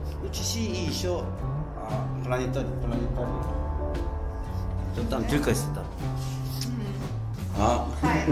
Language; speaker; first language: Russian; non-native, learner; Korean